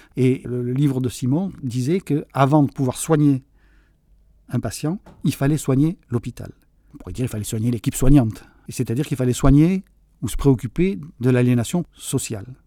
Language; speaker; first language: French; early bilingual, other home language; Catalan